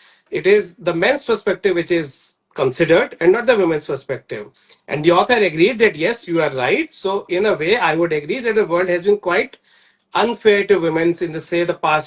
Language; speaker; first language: English; non-native, local second language; Hindi